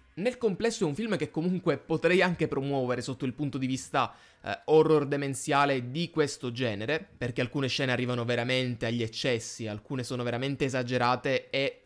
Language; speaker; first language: Italian; native; Italian